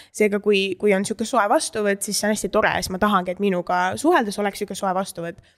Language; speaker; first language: Estonian; native; Estonian